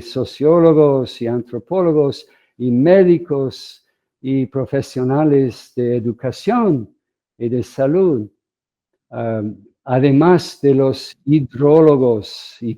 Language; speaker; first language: Spanish; non-native, fluent; English